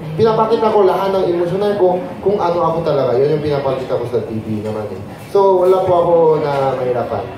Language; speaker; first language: Filipino; non-native, fluent; Korean